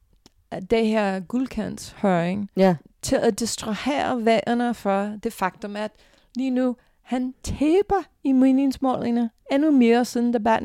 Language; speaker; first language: Danish; non-native, fluent; English